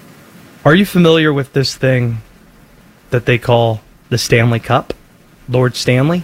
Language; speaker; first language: English; native; English